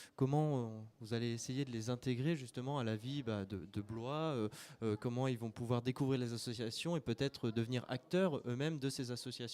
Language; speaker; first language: French; native; French